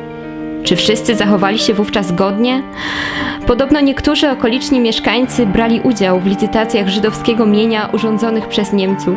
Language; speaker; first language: Polish; native; Polish